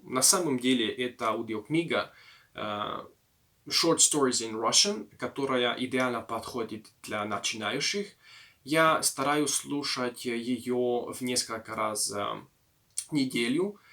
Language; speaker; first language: Russian; non-native, learner; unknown